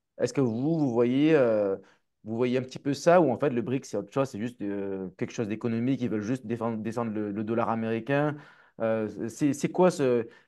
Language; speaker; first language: French; native; French